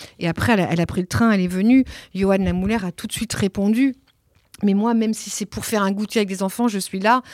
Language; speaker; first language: French; early bilingual, other home language; Italian